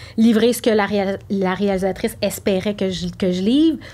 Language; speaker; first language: French; native; French